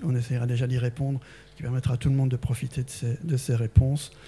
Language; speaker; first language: French; native; French